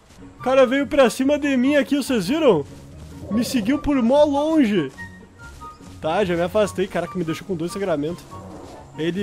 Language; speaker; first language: Portuguese; native; Portuguese